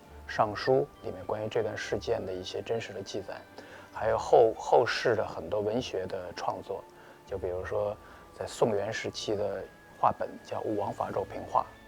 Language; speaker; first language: Chinese; native; Chinese